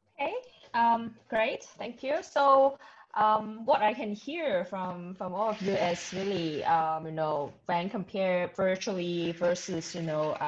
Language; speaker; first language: English; non-native, local second language; Cantonese